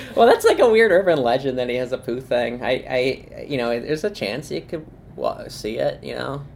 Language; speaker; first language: English; native; English